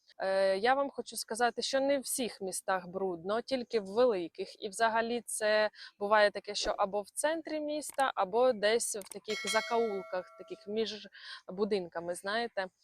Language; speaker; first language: Ukrainian; non-native, local second language; Russian